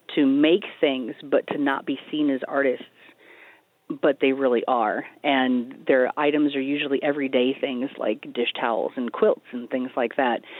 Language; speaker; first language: English; native; English